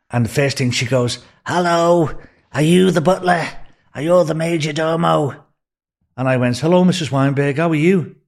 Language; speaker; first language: English; native; English